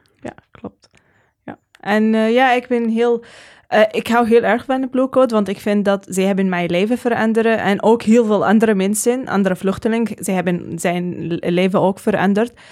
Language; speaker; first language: Dutch; non-native, learner; Arabic